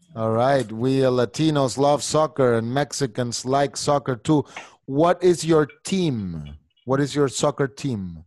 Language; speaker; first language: English; non-native, fluent; Spanish